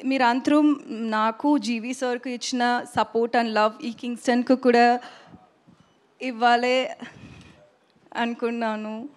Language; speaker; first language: Telugu; non-native, learner; Tamil